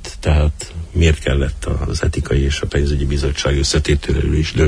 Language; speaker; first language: Hungarian; native; Hungarian